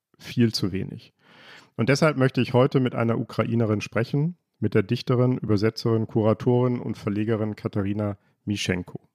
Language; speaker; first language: German; native; German